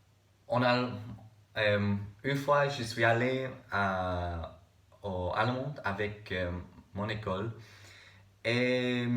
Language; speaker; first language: French; non-native, learner; English